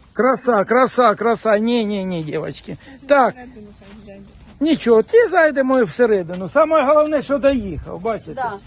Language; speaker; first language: Ukrainian; non-native, local second language; Russian